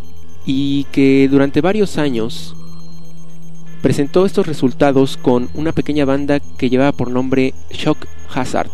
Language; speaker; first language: Spanish; native; Spanish